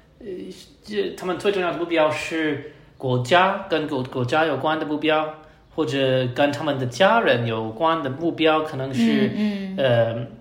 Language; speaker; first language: Chinese; non-native, learner; English